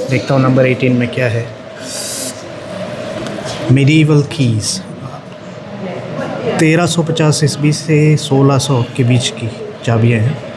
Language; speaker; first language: Hindi; native; Hindi